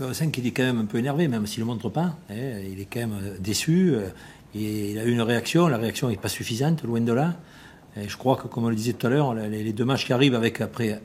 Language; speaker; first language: French; native; French